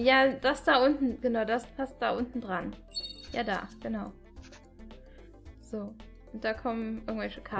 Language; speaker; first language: German; native; German